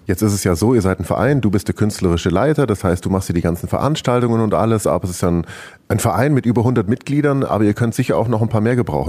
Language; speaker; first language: German; native; German